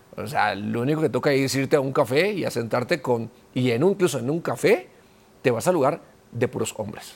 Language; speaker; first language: Spanish; native; Spanish